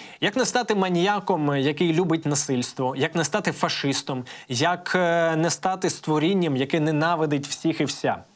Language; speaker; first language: Ukrainian; native; Ukrainian